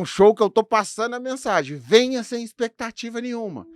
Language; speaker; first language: Portuguese; native; Portuguese